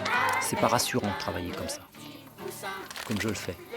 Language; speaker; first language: French; native; French